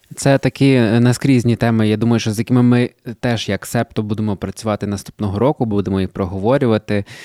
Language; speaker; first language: Ukrainian; native; Ukrainian